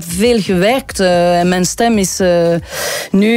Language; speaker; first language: Dutch; non-native, local second language; French